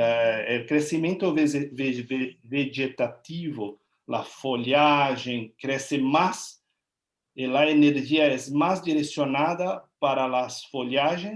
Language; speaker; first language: Spanish; non-native, learner; Portuguese